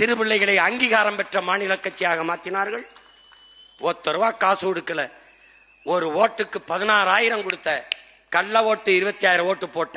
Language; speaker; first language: Tamil; native; Tamil